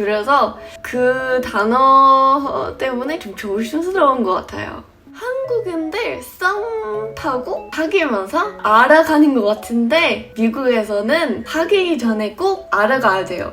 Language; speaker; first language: Korean; non-native, fluent; English